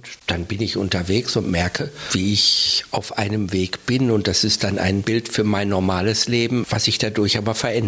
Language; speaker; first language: German; native; German